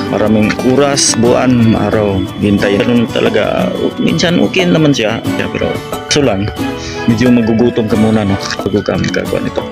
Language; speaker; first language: Filipino; non-native, local second language; Cebuano